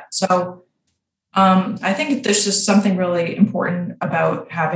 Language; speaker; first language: English; native; English